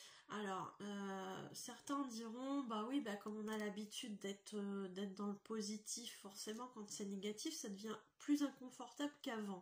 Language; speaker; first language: French; native; French